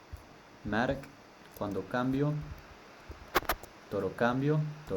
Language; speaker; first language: Spanish; non-native, learner; English